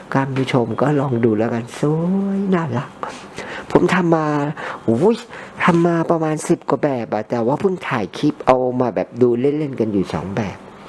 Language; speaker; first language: Thai; native; Thai